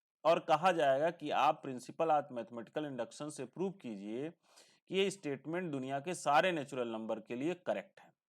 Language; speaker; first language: Hindi; native; Hindi